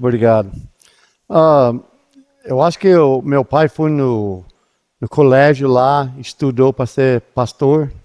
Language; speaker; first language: Portuguese; non-native, fluent; English